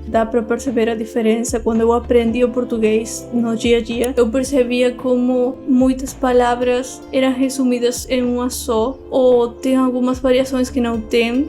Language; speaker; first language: Portuguese; non-native, fluent; Spanish